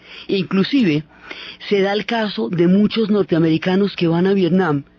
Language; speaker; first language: Spanish; native; Spanish